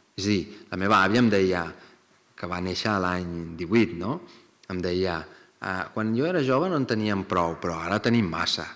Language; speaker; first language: Catalan; non-native, fluent; Italian